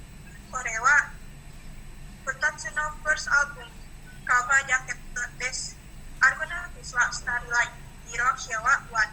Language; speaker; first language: Japanese; non-native, learner; Indonesian